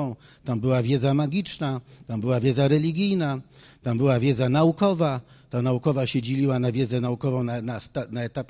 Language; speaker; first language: Polish; native; Polish